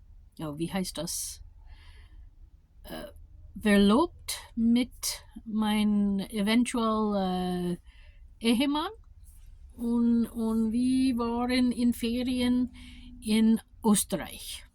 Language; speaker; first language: German; non-native, learner; English